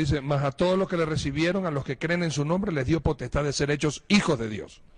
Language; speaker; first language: Spanish; native; Spanish